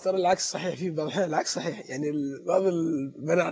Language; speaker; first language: Arabic; native; Arabic